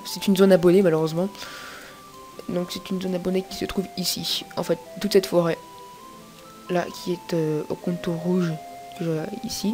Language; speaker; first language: French; native; French